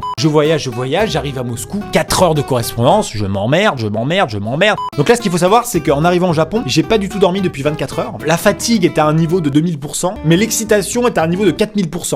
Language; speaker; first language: French; native; French